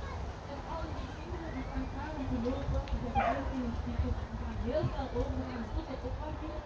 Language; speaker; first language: Dutch; non-native, learner; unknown